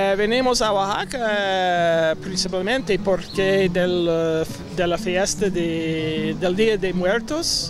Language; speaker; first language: Spanish; non-native, learner; English